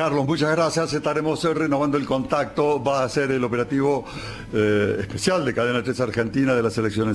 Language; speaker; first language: Spanish; native; Spanish